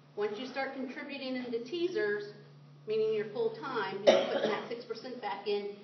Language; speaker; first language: English; native; English